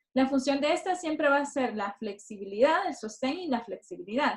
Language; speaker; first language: Spanish; native; Spanish